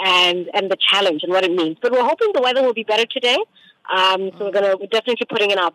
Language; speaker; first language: English; non-native, local second language; Tswana